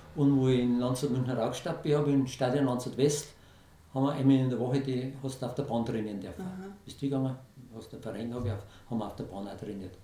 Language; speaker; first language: German; native; German